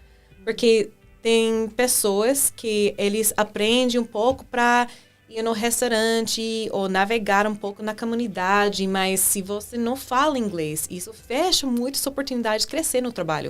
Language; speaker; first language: Portuguese; non-native, fluent; English